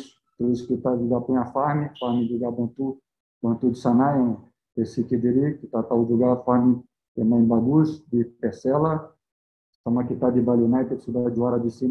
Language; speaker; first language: Indonesian; non-native, fluent; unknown